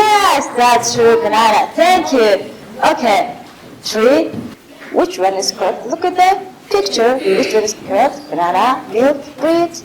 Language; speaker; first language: English; non-native, learner; Mongolian